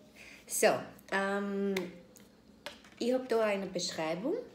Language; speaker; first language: German; non-native, fluent; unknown